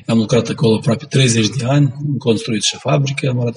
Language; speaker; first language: Romanian; non-native, local second language; Gagauz